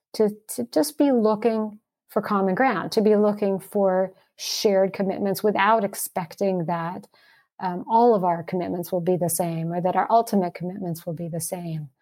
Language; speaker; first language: English; early bilingual, heritage; English